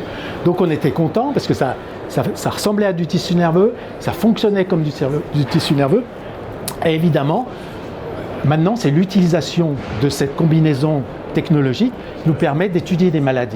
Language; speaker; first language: French; native; French